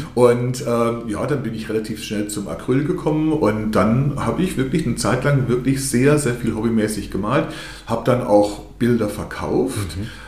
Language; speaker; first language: German; early bilingual, other home language; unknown